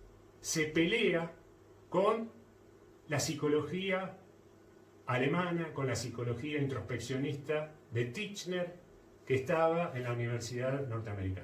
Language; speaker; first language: Spanish; native; Spanish